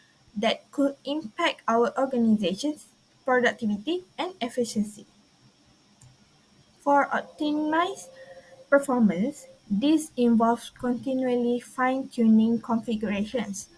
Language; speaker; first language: English; non-native, local second language; Malay